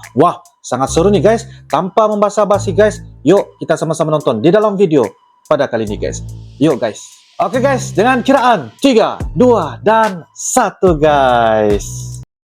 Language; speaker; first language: Malay; native; Malay